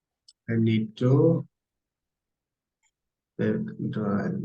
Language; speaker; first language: English; non-native, local second language; Hindi